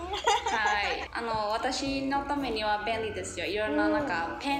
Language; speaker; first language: Japanese; non-native, fluent; Burmese